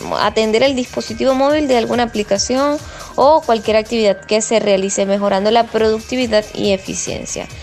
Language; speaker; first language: Spanish; native; Spanish